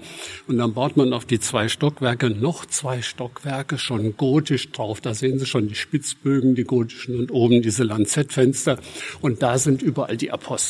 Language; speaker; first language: German; native; German